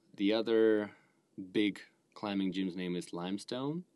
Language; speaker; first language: English; non-native, fluent; Russian